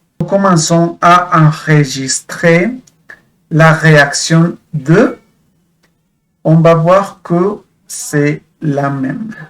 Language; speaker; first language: French; non-native, fluent; Spanish